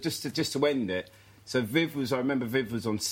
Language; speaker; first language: English; native; English